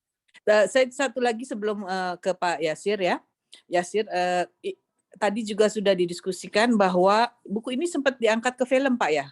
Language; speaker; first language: Indonesian; native; Indonesian